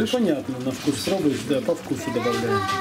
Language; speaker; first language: Russian; native; Russian